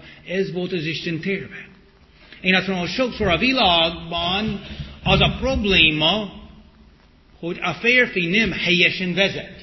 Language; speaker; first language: Hungarian; non-native, fluent; English